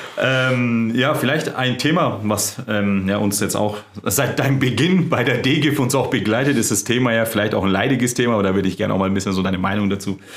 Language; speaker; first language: German; early bilingual, other home language; Turkish